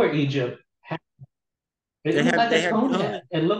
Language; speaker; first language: English; native; English